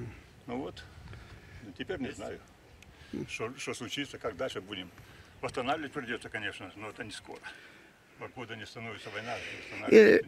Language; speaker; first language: Russian; native; Russian